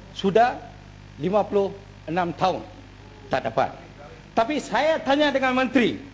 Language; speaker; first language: Malay; non-native, local second language; Tamil